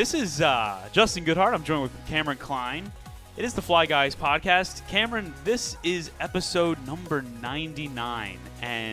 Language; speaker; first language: English; native; English